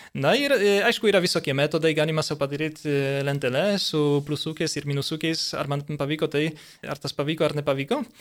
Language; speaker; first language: Lithuanian; early bilingual, heritage; Lithuanian